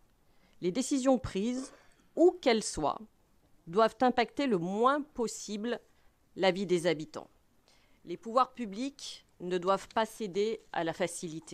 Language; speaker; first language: French; native; French